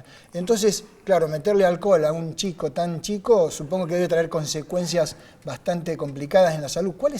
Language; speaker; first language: Spanish; native; Spanish